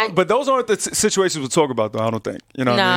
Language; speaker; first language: English; native; English